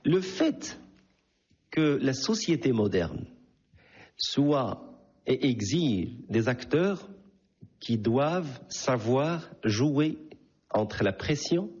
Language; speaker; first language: French; non-native, local second language; Arabic